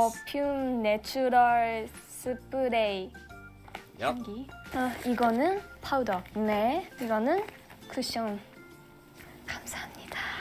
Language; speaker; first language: Korean; non-native, fluent; Japanese